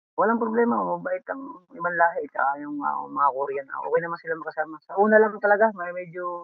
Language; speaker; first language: Filipino; native; Filipino